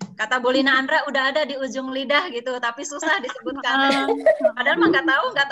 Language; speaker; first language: Indonesian; native; Indonesian